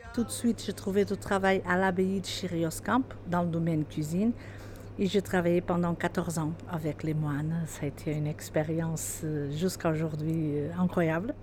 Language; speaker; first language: French; non-native, fluent; Portuguese